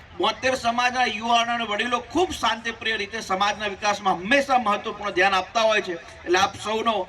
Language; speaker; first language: Gujarati; native; Gujarati